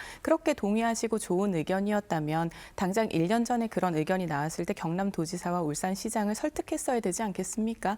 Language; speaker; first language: Korean; native; Korean